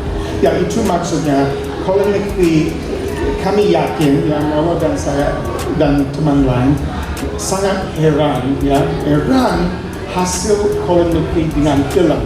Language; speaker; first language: Indonesian; non-native, fluent; English